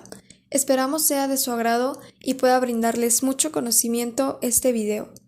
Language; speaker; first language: Spanish; native; Spanish